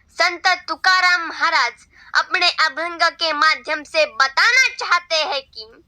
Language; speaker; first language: Hindi; non-native, local second language; Marathi